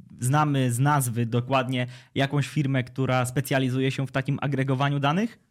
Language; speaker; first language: Polish; native; Polish